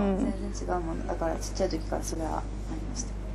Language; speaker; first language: Japanese; native; Japanese